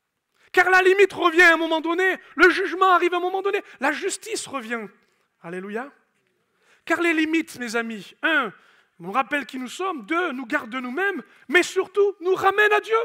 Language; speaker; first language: French; native; French